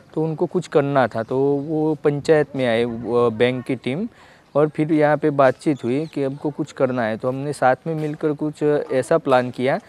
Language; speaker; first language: Hindi; non-native, local second language; Gujarati